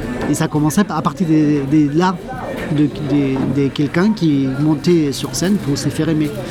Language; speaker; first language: French; non-native, fluent; Spanish